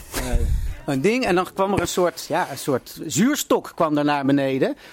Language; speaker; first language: Dutch; native; Dutch